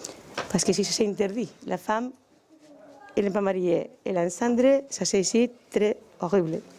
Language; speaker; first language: French; non-native, learner; Spanish